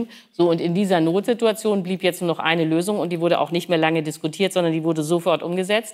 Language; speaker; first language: German; native; German